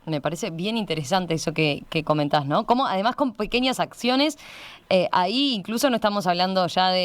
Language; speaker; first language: Spanish; native; Spanish